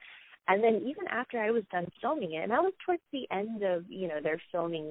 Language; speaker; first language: English; native; English